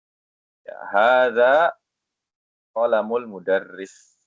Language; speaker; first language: Arabic; non-native, fluent; Indonesian